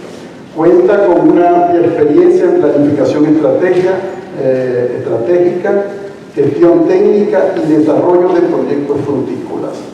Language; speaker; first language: Spanish; native; Spanish